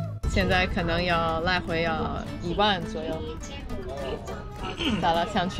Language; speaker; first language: Chinese; non-native, fluent; English